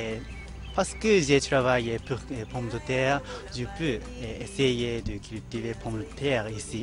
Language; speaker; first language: French; non-native, learner; Japanese